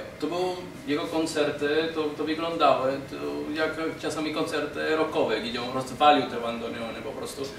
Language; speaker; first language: Polish; non-native, fluent; Spanish